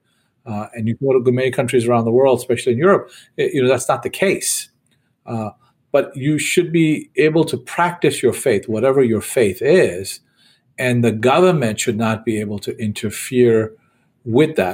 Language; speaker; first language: English; native; English